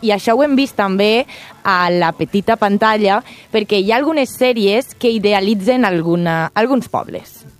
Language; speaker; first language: Catalan; native; Catalan